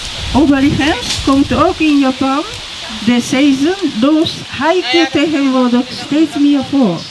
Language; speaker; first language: Dutch; non-native, fluent; Japanese